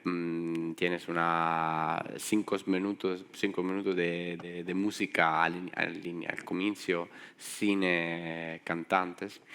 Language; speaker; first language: Spanish; non-native, fluent; Italian